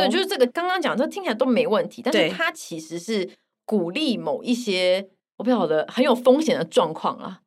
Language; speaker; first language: Chinese; native; Chinese